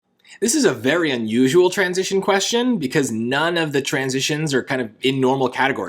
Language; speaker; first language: English; native; English